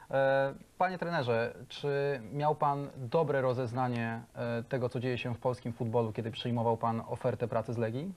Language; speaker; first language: Polish; native; Polish